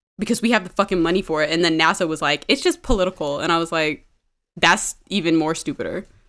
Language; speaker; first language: English; early bilingual, other home language; Amharic